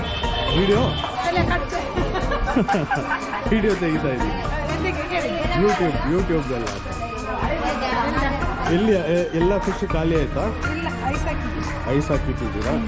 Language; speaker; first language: Kannada; non-native, local second language; Tamil